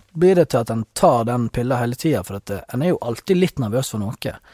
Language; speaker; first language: Norwegian; native; Norwegian